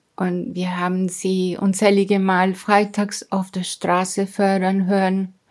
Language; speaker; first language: German; non-native, fluent; Spanish